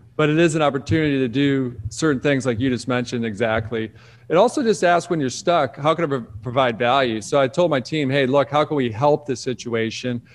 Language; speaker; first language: English; native; English